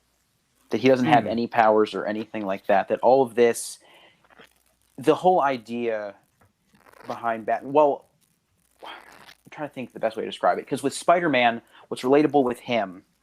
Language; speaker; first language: English; native; English